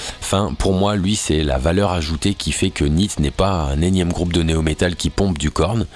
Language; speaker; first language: French; native; French